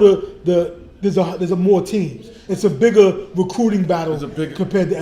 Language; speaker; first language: English; native; English